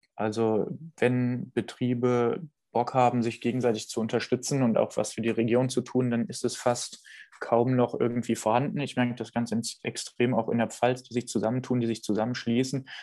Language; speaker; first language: German; native; German